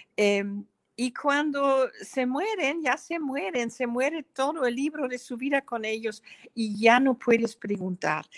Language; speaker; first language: Spanish; non-native, fluent; German